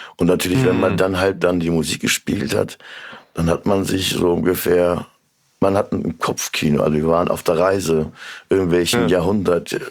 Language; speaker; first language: German; early bilingual, other home language; Turkish